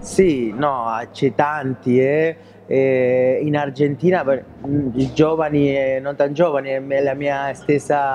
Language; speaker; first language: Italian; non-native, fluent; Spanish